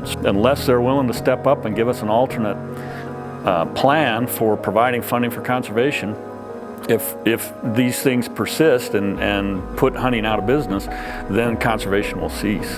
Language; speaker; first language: English; native; English